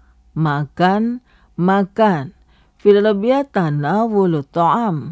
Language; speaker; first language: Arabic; non-native, fluent; Indonesian